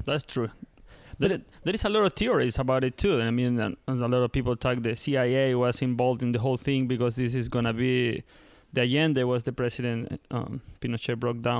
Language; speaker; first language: English; non-native, learner; Spanish